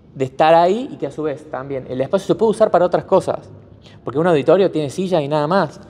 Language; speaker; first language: Spanish; native; Spanish